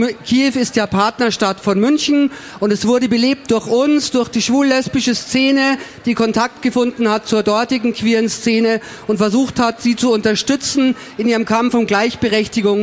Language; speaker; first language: German; native; German